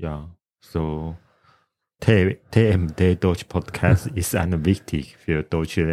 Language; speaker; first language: German; non-native, learner; Chinese